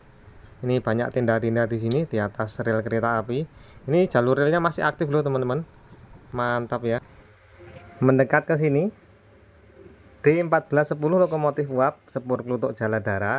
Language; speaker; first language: Indonesian; native; Indonesian